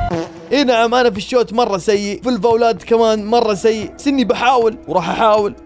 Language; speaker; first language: Arabic; native; Arabic